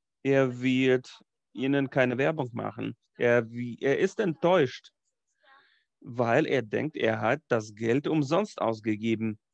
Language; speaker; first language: German; non-native, fluent; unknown